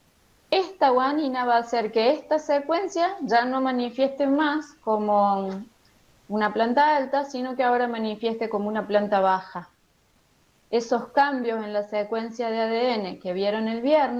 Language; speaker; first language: Spanish; native; Spanish